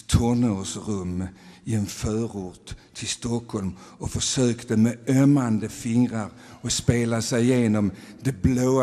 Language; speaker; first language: Swedish; native; Swedish